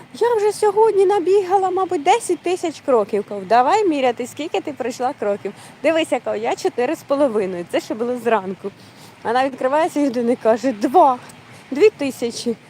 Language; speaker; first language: Ukrainian; native; Ukrainian